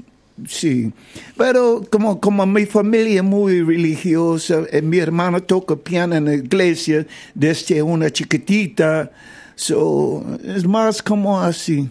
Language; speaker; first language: Spanish; non-native, learner; English